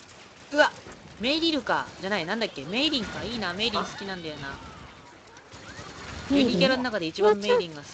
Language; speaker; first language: Japanese; native; Japanese